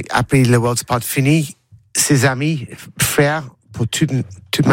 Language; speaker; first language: French; non-native, learner; English